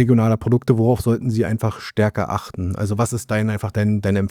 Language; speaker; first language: German; native; German